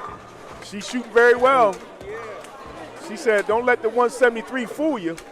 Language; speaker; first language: English; native; English